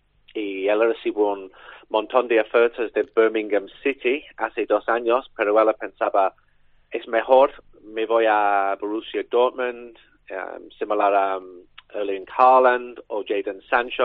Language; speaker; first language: Spanish; non-native, learner; English